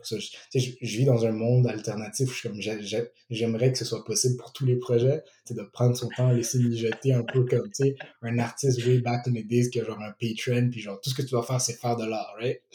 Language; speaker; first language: French; early bilingual, other home language; Ewe